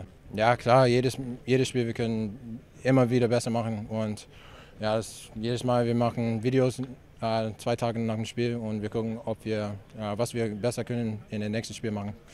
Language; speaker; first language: German; non-native, fluent; English